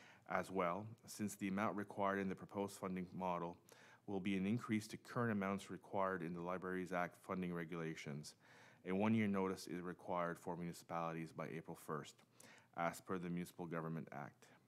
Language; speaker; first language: English; non-native, local second language; French